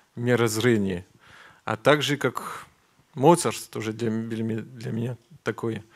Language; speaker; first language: Russian; non-native, learner; French